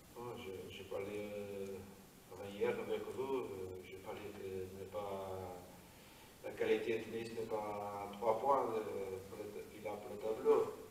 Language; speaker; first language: French; non-native, learner; Portuguese